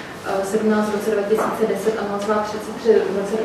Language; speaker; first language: Czech; native; Czech